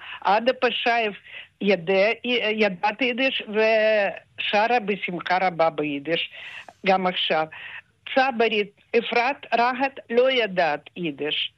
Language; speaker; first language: Hebrew; non-native, fluent; Russian